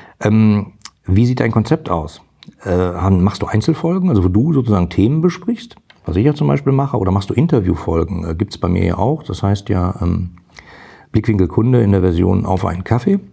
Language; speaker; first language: German; native; German